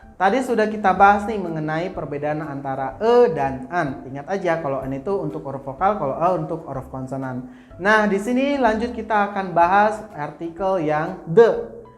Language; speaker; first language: Indonesian; native; Indonesian